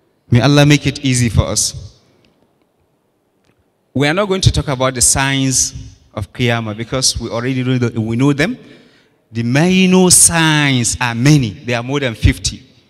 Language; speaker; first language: English; non-native, local second language; Hausa